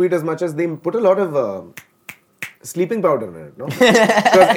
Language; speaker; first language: English; non-native, local second language; Malayalam